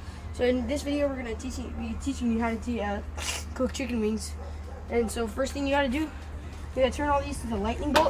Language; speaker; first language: English; native; English